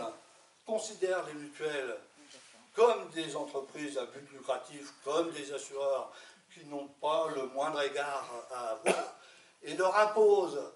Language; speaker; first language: French; native; French